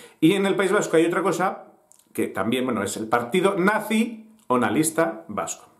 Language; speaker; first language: Spanish; native; Spanish